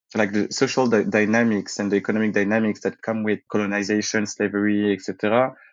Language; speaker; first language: English; early bilingual, other home language; French